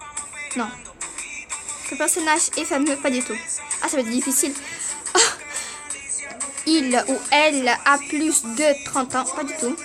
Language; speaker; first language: French; early bilingual, other home language; Portuguese